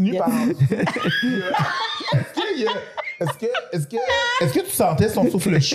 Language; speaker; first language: French; native; French